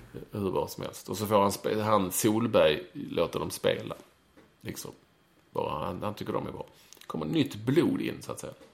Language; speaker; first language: Swedish; native; Swedish